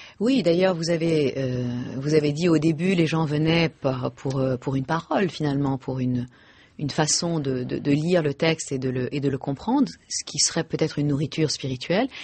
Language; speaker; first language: French; native; French